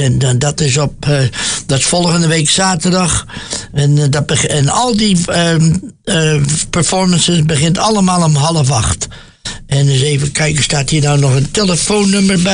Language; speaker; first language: Dutch; native; Dutch